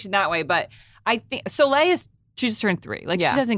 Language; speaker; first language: English; native; English